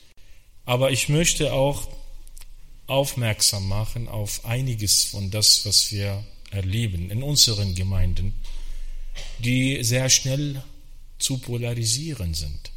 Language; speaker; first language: German; non-native, fluent; Arabic